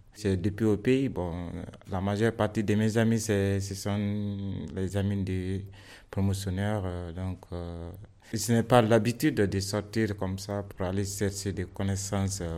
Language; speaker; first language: French; non-native, learner; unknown